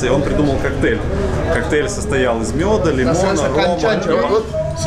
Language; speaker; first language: Russian; native; Russian